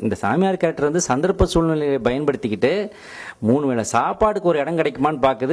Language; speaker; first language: Tamil; native; Tamil